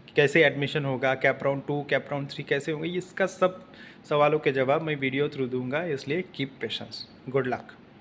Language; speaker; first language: Hindi; non-native, local second language; Marathi